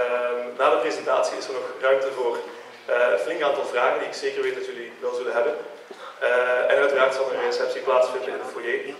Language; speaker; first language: Dutch; native; Dutch